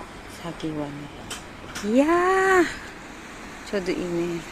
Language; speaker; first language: Japanese; non-native, learner; Filipino